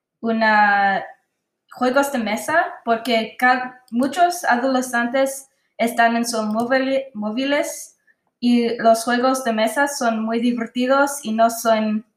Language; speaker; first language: Spanish; non-native, learner; English